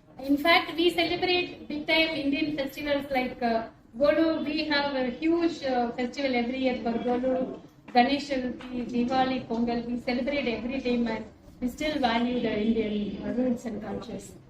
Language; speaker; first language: English; non-native, local second language; Tamil